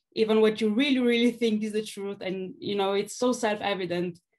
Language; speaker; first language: English; non-native, fluent; Slovenian